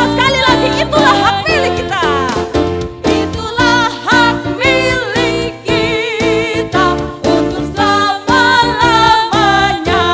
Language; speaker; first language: Indonesian; native; Indonesian